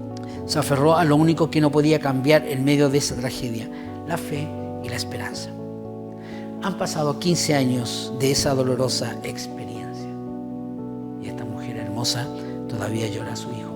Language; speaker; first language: Spanish; native; Spanish